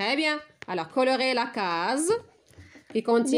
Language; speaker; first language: French; non-native, local second language; Arabic